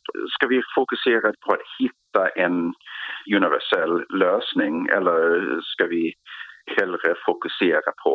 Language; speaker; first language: Swedish; non-native, fluent; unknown